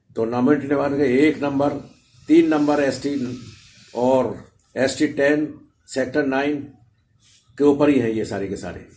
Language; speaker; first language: Urdu; native; Urdu